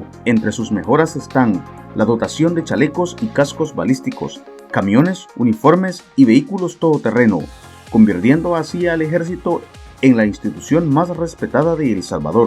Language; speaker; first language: Spanish; native; Spanish